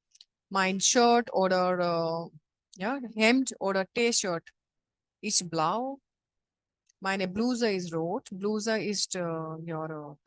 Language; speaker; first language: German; non-native, fluent; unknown